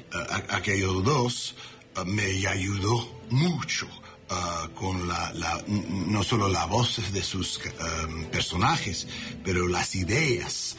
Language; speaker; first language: Spanish; non-native, learner; English